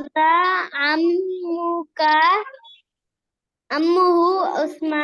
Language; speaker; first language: Arabic; non-native, learner; Urdu